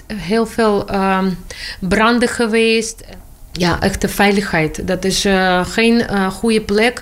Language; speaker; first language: Dutch; non-native, learner; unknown